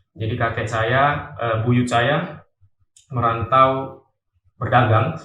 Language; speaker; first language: Indonesian; native; Indonesian